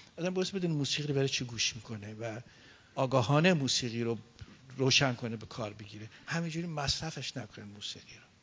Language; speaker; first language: Persian; native; Persian